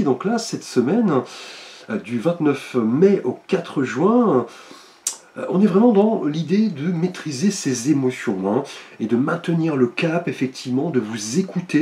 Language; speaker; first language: French; native; French